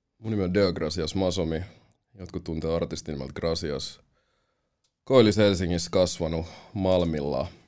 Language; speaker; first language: Finnish; early bilingual, other home language; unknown